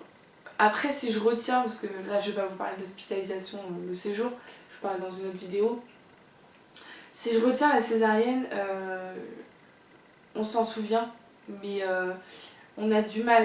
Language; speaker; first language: French; native; French